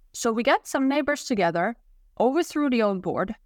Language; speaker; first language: English; non-native, fluent; Swedish